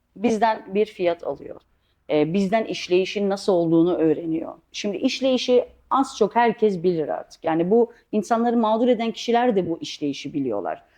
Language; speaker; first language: Turkish; early bilingual, heritage; Turkish